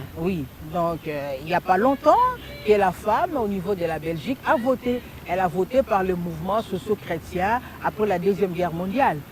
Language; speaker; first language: French; non-native, local second language; Lingala